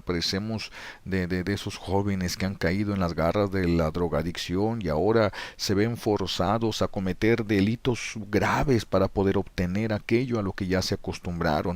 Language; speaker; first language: Spanish; native; Spanish